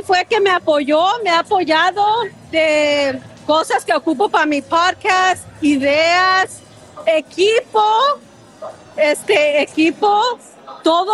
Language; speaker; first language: Spanish; early bilingual, heritage; English